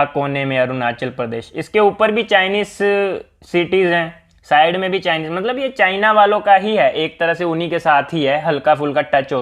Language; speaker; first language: Hindi; native; Hindi